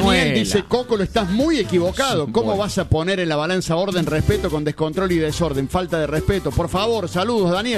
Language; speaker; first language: Spanish; native; Spanish